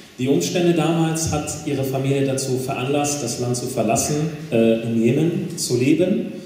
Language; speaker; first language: German; native; German